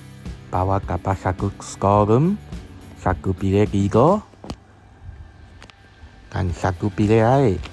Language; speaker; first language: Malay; non-native, local second language; Chinese